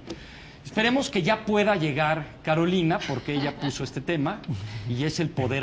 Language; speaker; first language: Spanish; native; Spanish